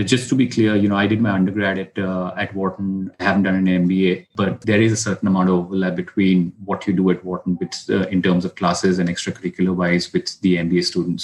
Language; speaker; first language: English; non-native, local second language; Hindi